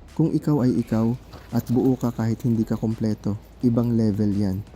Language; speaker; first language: Filipino; native; Filipino